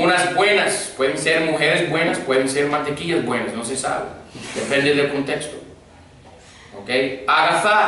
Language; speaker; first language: Spanish; non-native, fluent; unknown